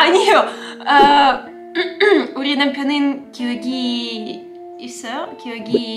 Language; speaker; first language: Korean; non-native, learner; Russian